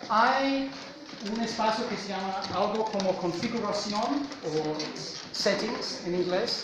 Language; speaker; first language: Spanish; non-native, fluent; English